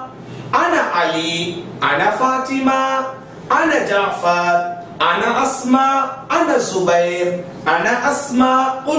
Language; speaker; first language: Arabic; non-native, fluent; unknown